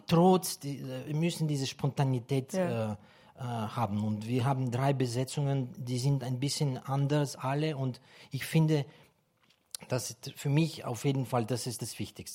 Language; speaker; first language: German; non-native, fluent; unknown